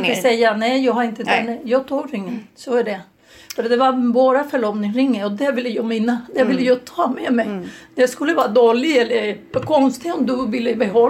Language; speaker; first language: Swedish; non-native, fluent; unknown